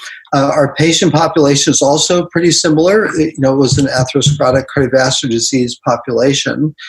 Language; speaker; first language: English; native; English